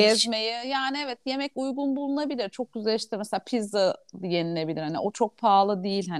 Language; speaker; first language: Turkish; native; Turkish